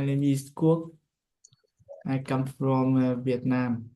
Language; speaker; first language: English; non-native, learner; Vietnamese